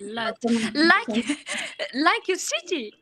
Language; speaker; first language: English; non-native, learner; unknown